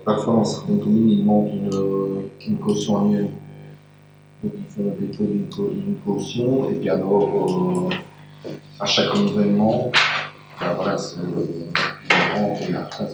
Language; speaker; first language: French; native; French